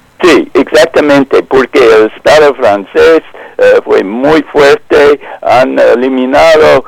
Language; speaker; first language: Spanish; non-native, fluent; English